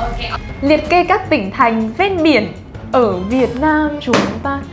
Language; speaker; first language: Vietnamese; native; Vietnamese